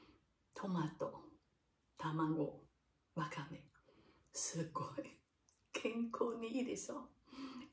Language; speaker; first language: Japanese; non-native, learner; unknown